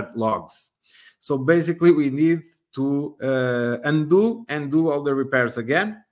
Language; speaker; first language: English; non-native, fluent; Portuguese